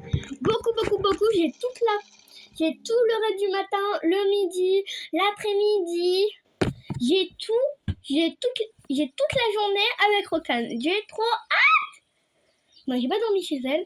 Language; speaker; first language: French; native; French